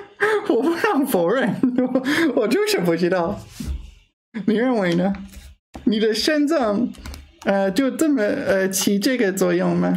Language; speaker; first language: Chinese; non-native, learner; English